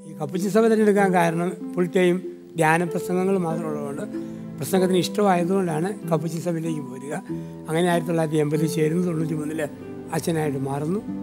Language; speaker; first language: Malayalam; native; Malayalam